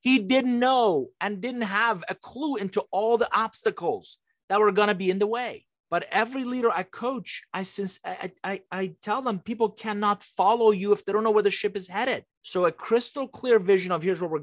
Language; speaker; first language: English; early bilingual, other home language; Persian